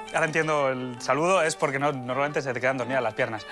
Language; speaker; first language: Spanish; native; Spanish